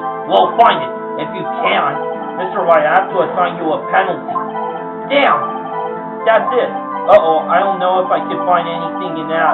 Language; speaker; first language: English; native; English